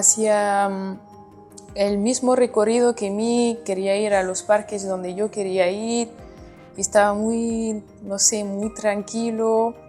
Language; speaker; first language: Spanish; non-native, fluent; French